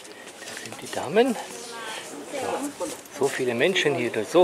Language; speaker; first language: German; native; German